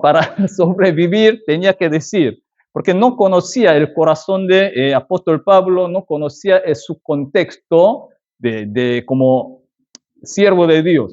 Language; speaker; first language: Spanish; non-native, fluent; Korean